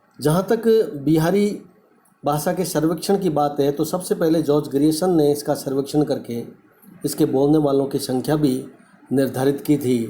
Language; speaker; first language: Hindi; native; Hindi